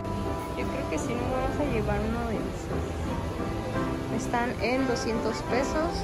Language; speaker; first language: Spanish; native; Spanish